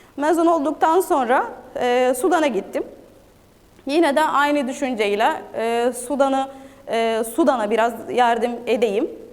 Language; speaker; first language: Turkish; non-native, fluent; Arabic